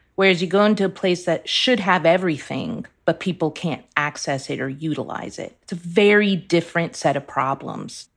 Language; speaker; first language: English; early bilingual, other home language; Persian